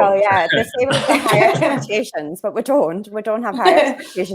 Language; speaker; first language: English; native; English